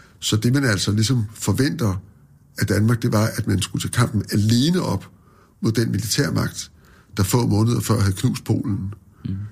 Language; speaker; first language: Danish; native; Danish